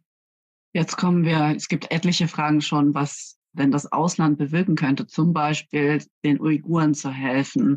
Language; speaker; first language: German; native; German